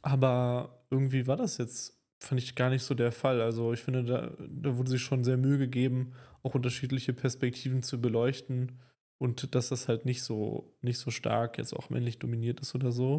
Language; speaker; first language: German; native; German